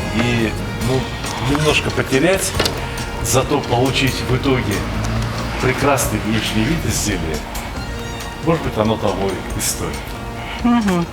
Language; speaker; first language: Russian; native; Russian